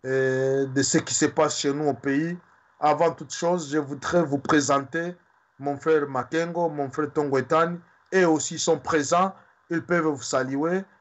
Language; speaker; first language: French; non-native, local second language; Swahili